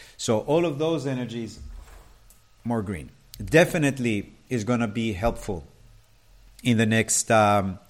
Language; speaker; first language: English; non-native, fluent; Hebrew